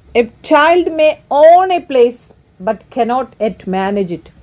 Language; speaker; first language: English; non-native, local second language; Malayalam